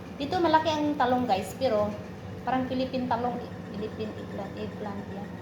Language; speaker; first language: Filipino; non-native, local second language; Cebuano